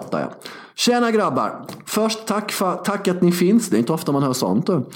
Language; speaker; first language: Swedish; early bilingual, other home language; Serbian